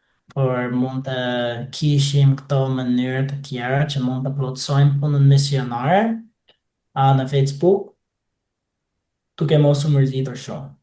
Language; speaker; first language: Albanian; non-native, fluent; English